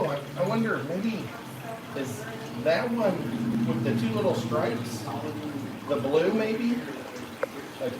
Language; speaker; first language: English; native; English